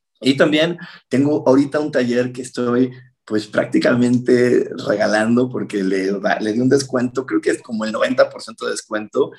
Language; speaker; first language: Spanish; native; Spanish